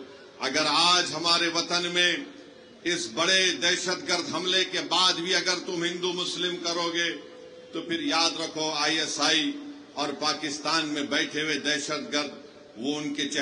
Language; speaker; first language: Urdu; native; Urdu